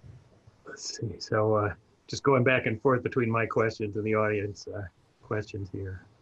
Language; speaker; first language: English; native; English